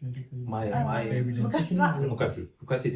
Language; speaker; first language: Japanese; non-native, learner; Hindi